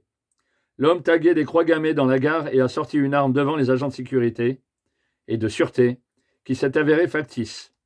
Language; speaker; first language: French; native; French